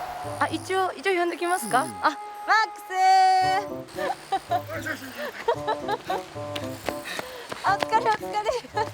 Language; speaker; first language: Japanese; native; Japanese